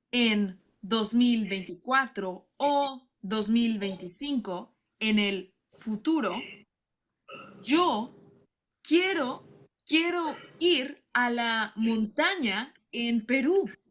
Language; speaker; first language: Spanish; non-native, learner; English